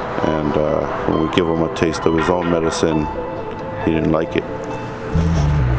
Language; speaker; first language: English; early bilingual, other home language; Spanish